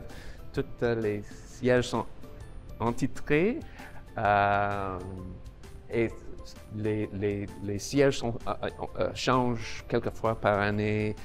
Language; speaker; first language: French; non-native, learner; English